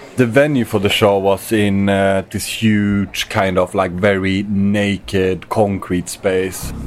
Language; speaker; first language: English; non-native, fluent; Swedish